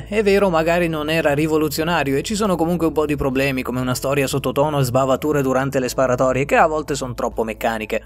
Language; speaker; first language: Italian; native; Italian